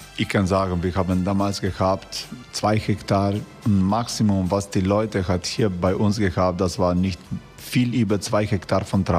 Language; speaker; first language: German; non-native, learner; Croatian